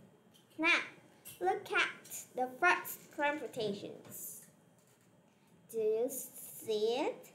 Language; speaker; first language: English; non-native, learner; Vietnamese